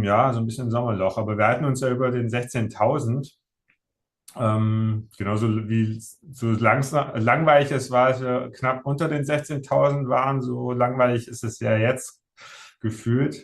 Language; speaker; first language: German; native; German